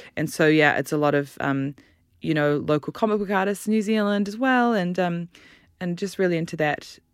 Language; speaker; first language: English; native; English